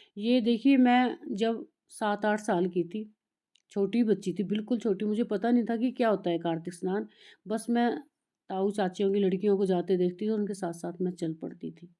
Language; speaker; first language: Hindi; native; Hindi